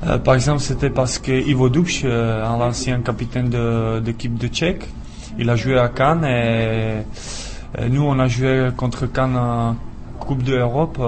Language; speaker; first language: French; non-native, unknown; Czech